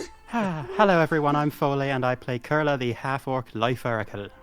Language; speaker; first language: English; native; English